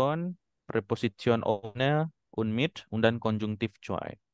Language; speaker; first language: German; non-native, fluent; Indonesian